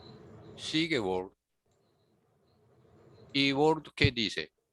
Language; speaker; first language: Spanish; non-native, learner; Japanese